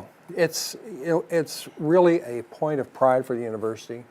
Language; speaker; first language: English; native; English